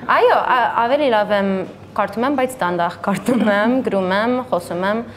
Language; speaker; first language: Armenian; early bilingual, heritage; English